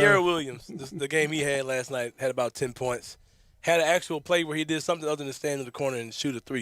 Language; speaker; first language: English; native; English